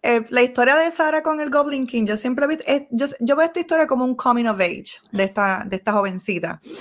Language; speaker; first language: Spanish; native; Spanish